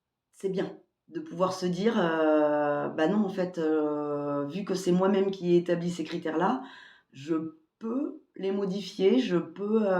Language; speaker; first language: French; native; French